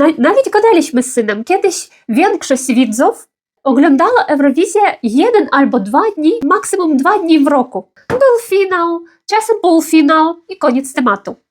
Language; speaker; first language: Polish; non-native, fluent; Ukrainian